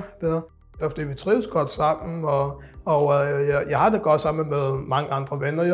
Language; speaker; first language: Danish; non-native, local second language; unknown